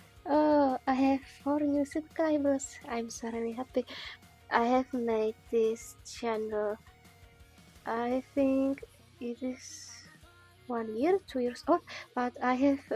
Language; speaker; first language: English; non-native, learner; Czech